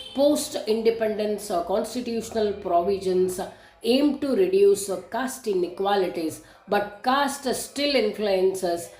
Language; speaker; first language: English; non-native, local second language; Kannada